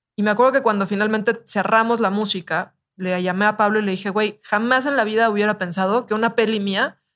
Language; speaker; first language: Spanish; native; Spanish